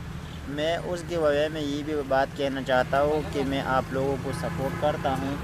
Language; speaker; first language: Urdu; non-native, local second language; Pashto